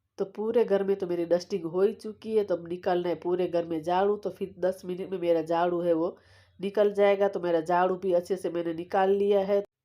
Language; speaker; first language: Hindi; non-native, local second language; Gujarati